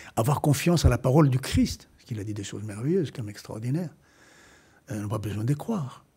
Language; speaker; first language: French; non-native, fluent; Greek